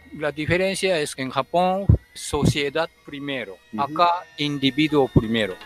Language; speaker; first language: Spanish; non-native, fluent; Japanese